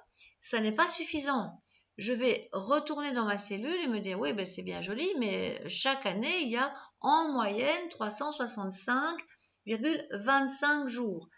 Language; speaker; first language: French; native; French